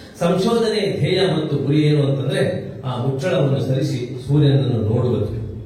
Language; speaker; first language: Kannada; native; Kannada